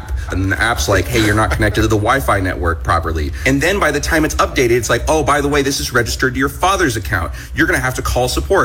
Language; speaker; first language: English; native; English